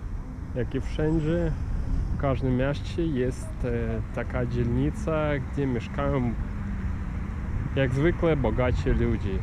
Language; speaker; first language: Polish; non-native, learner; Ukrainian